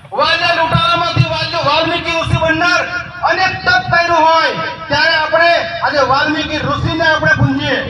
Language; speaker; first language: Gujarati; non-native, local second language; Rathawi